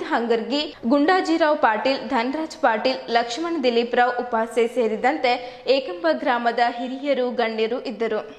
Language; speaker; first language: Kannada; native; Kannada